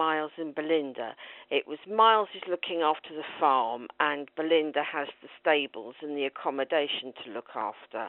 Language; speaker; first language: English; native; English